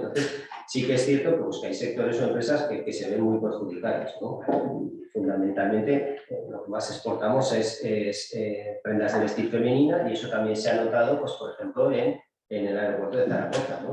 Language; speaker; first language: Spanish; native; Spanish